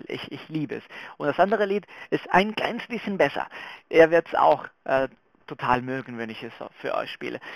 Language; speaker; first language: German; non-native, fluent; Spanish